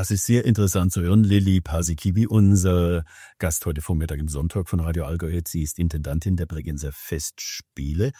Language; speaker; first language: German; native; German